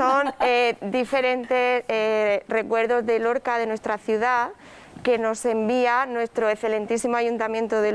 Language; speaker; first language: Spanish; native; Spanish